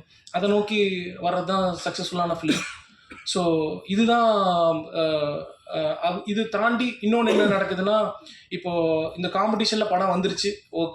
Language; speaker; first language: Tamil; native; Tamil